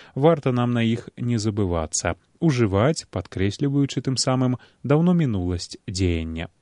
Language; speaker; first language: Belarusian; native; Belarusian